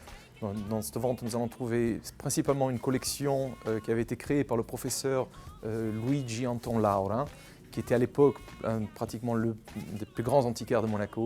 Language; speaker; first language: French; native; French